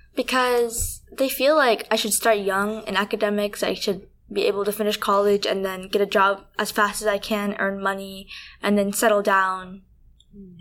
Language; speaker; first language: English; early bilingual, other home language; Vietnamese